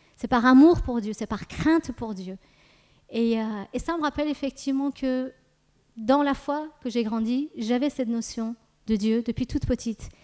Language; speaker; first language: French; early bilingual, other home language; Persian